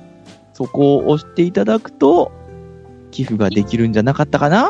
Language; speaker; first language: Japanese; native; Japanese